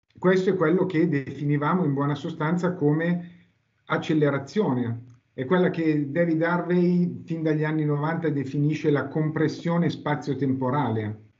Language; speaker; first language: Italian; native; Italian